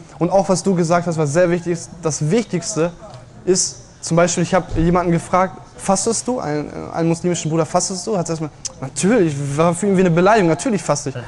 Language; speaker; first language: German; native; German